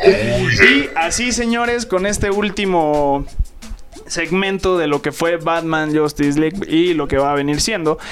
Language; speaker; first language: Spanish; native; Spanish